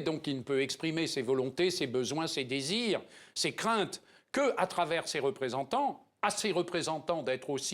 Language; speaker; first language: French; native; French